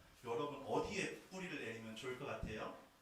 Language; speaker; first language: Korean; native; Korean